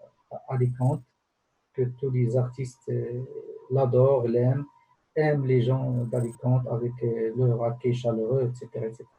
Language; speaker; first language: French; non-native, local second language; Arabic